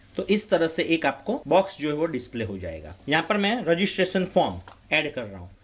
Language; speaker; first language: Hindi; non-native, local second language; Gujarati